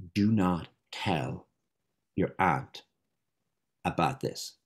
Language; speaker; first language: English; native; English